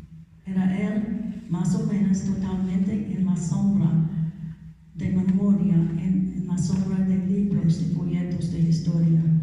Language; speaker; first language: Spanish; non-native, learner; English